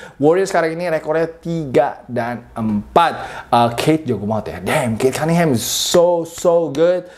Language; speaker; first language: Indonesian; native; Indonesian